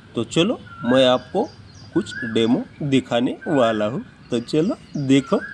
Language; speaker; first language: Hindi; non-native, local second language; Marathi